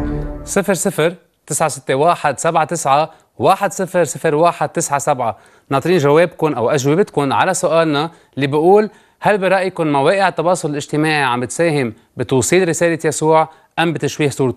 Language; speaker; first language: Arabic; native; Arabic